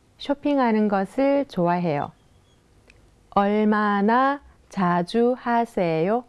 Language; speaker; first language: Korean; non-native, fluent; Thai